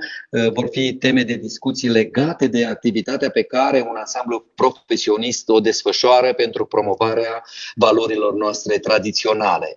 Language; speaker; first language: Romanian; native; Romanian